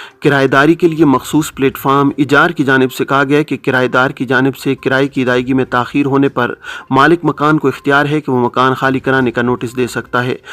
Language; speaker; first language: Urdu; native; Urdu